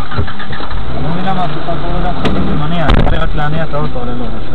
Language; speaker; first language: Hebrew; native; Hebrew